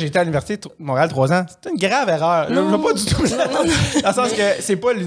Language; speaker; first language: French; native; French